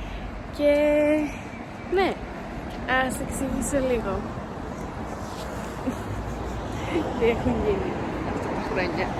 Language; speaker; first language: Greek; early bilingual, heritage; Greek